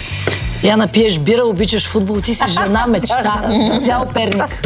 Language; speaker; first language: Bulgarian; native; Bulgarian